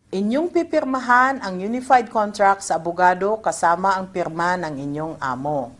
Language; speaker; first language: Filipino; native; Filipino